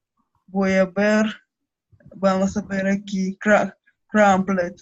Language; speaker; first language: Spanish; non-native, learner; Russian